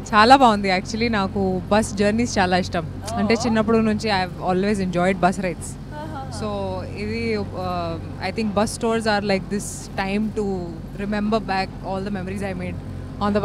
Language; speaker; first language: Telugu; non-native, fluent; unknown